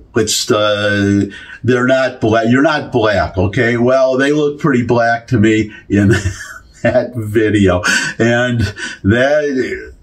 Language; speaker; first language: English; native; English